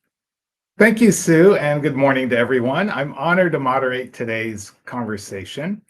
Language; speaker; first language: English; native; English